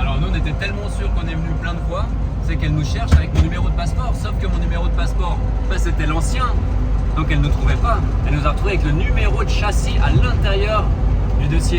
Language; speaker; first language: French; native; French